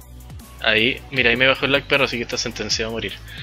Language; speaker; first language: Spanish; native; Spanish